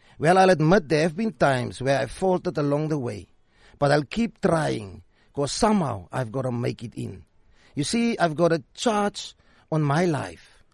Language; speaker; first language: English; non-native, local second language; Afrikaans